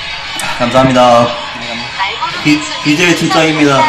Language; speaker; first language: Korean; native; Korean